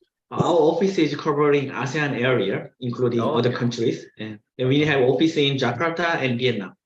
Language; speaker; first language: English; non-native, fluent; Korean